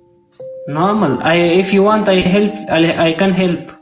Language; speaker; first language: English; non-native, learner; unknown